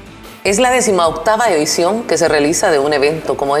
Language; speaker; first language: Spanish; native; Spanish